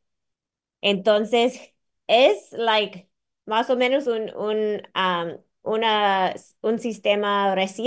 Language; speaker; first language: Spanish; non-native, fluent; English